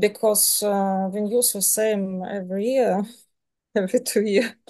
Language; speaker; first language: English; non-native, learner; Serbian